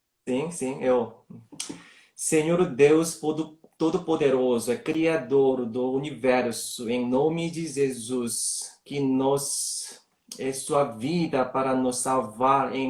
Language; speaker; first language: Portuguese; non-native, learner; Korean